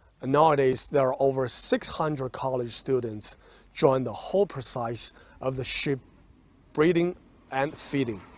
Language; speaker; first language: English; non-native, fluent; Chinese